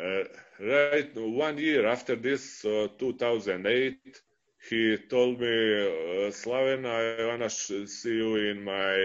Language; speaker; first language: English; non-native, fluent; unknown